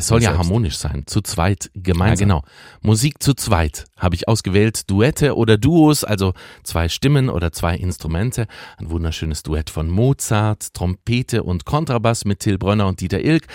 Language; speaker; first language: German; native; German